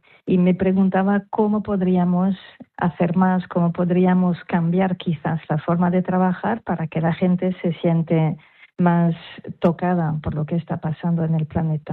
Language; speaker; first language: Spanish; non-native, fluent; French